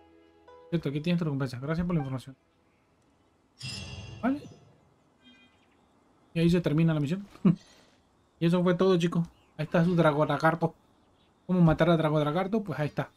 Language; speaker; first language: Spanish; native; Spanish